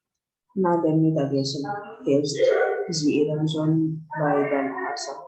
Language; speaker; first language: German; non-native, learner; Indonesian